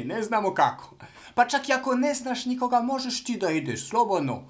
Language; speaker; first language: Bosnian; non-native, learner; French